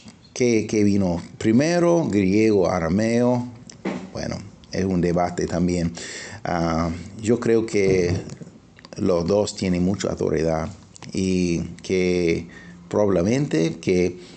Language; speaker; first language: Spanish; non-native, fluent; English